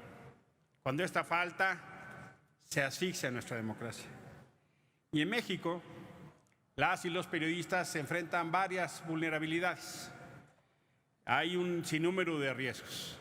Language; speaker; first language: Spanish; native; Spanish